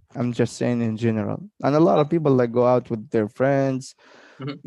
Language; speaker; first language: English; non-native, fluent; Arabic